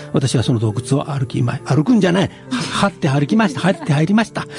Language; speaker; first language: Japanese; native; Japanese